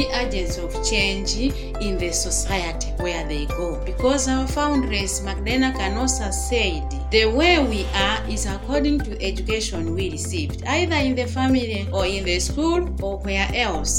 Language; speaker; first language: English; non-native, local second language; Nyanja